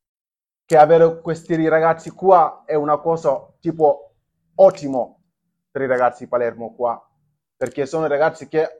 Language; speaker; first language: Italian; non-native, fluent; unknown